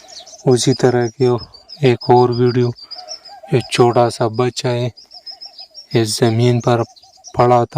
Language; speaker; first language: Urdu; non-native, local second language; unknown